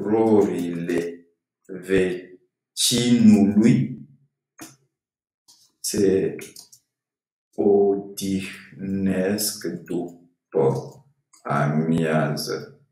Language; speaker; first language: Romanian; non-native, fluent; French